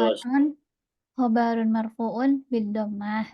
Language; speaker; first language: Arabic; non-native, learner; Indonesian